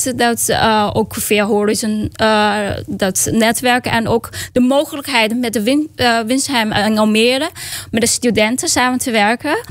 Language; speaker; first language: Dutch; non-native, fluent; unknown